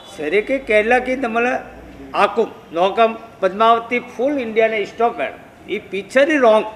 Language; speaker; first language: Malayalam; non-native, learner; Hindi